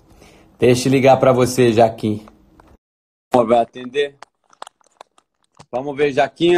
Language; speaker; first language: Portuguese; native; Portuguese